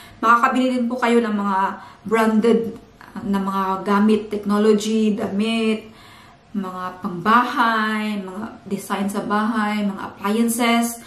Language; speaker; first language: Filipino; non-native, local second language; Cebuano